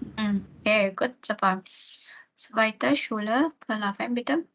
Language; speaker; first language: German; non-native, fluent; Indonesian